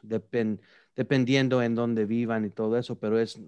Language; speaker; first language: Spanish; early bilingual, heritage; Spanish